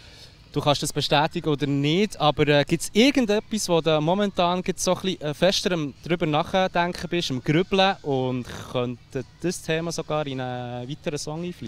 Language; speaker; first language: German; native; German